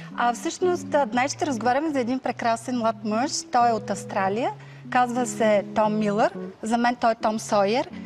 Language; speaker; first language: Bulgarian; native; Bulgarian